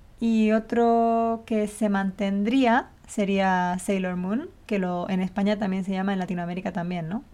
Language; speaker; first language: Spanish; native; Spanish